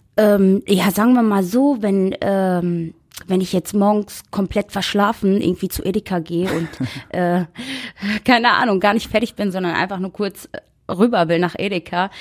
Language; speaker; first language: German; native; German